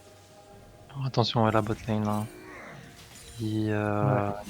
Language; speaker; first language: French; native; French